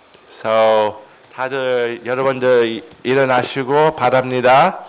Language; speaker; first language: Korean; non-native, learner; English